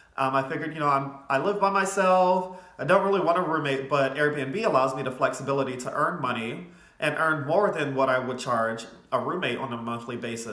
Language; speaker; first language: English; native; English